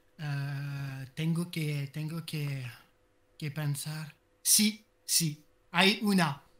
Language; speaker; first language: Spanish; non-native, learner; French